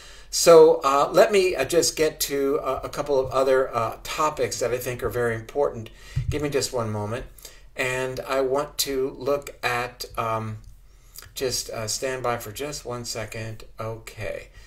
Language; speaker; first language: English; native; English